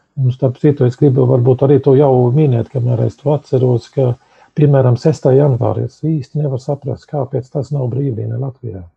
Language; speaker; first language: Latvian; early bilingual, heritage; Latvian